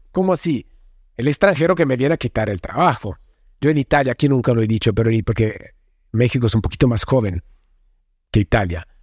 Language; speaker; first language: Spanish; non-native, fluent; Italian